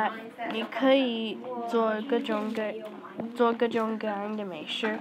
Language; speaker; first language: Chinese; non-native, learner; English